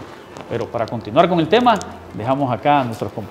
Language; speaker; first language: Spanish; native; Spanish